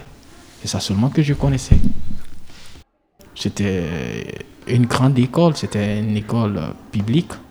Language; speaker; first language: French; non-native, fluent; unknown